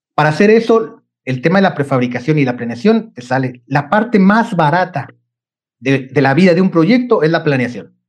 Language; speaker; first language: Spanish; native; Spanish